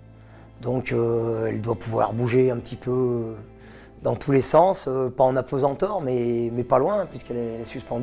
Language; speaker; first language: French; native; French